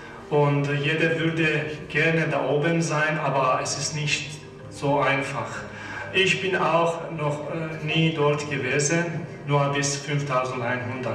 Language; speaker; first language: German; non-native, fluent; Persian